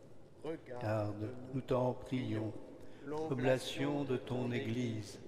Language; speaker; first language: French; native; French